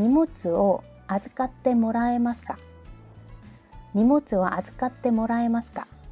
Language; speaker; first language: Japanese; non-native, fluent; Korean